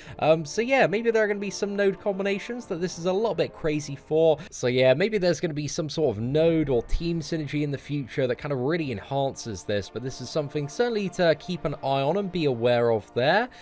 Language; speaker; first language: English; native; English